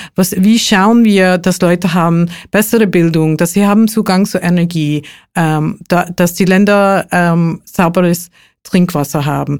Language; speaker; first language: German; non-native, fluent; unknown